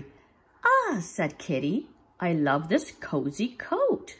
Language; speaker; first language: English; native; English